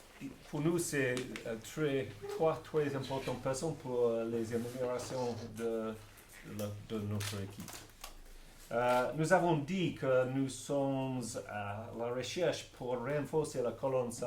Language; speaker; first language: French; non-native, learner; English